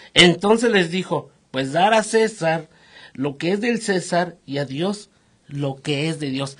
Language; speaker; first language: Spanish; native; Spanish